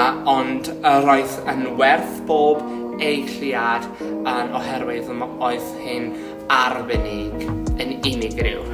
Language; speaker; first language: Welsh; non-native, learner; Portuguese